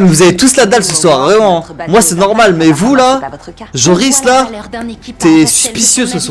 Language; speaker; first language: French; native; French